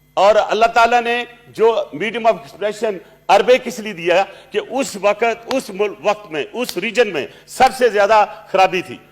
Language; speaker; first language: Urdu; non-native, local second language; Punjabi